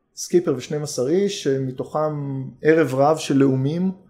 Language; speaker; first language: Hebrew; native; Hebrew